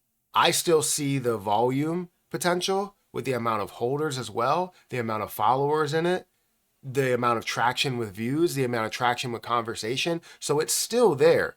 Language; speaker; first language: English; native; English